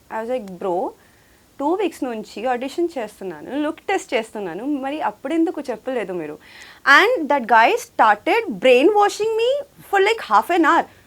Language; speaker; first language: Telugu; non-native, local second language; Hindi